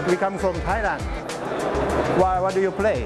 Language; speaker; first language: English; non-native, learner; Thai